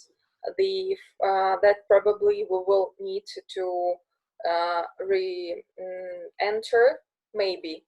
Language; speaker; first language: English; non-native, learner; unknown